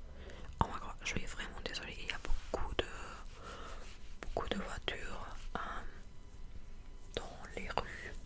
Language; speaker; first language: French; non-native, fluent; English